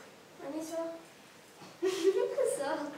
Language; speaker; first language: French; native; French